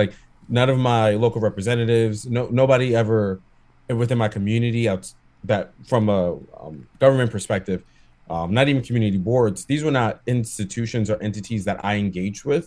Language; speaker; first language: English; native; English